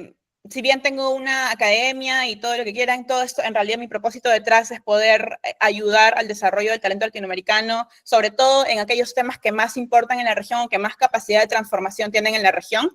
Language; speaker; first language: Spanish; native; Spanish